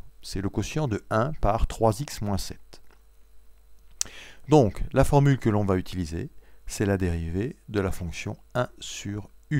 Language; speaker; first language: French; native; French